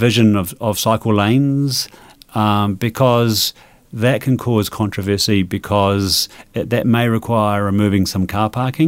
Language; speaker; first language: English; native; English